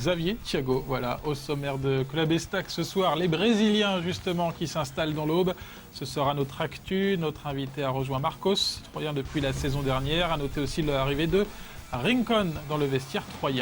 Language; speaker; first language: French; native; French